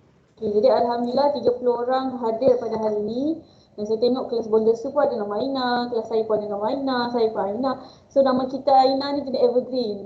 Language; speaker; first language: Malay; native; Malay